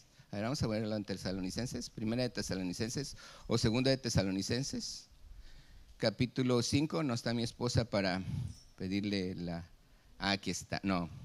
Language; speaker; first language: Spanish; native; Spanish